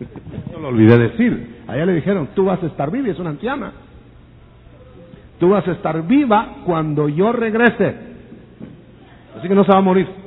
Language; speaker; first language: Spanish; native; Spanish